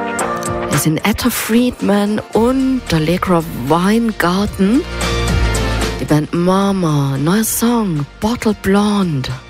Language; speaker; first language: German; native; German